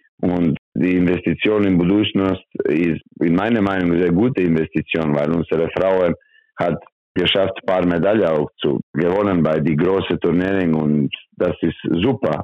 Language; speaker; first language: German; non-native, learner; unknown